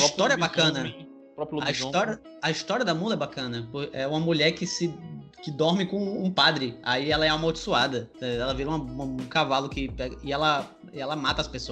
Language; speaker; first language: Portuguese; native; Portuguese